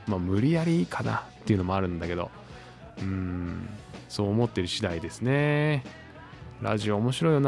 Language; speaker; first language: Japanese; native; Japanese